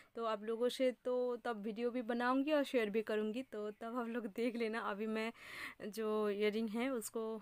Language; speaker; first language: Hindi; non-native, local second language; Bangla